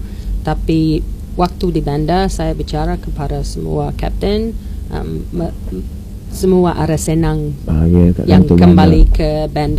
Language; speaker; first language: Indonesian; non-native, fluent; English